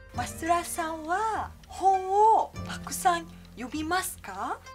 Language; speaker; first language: Japanese; non-native, fluent; Malay